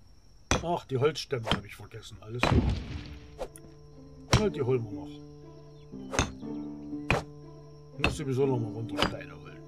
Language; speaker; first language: German; native; German